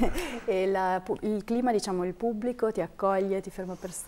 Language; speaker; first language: Italian; native; Italian